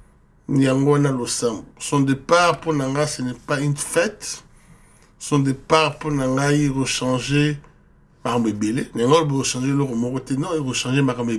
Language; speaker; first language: French; non-native, local second language; Lingala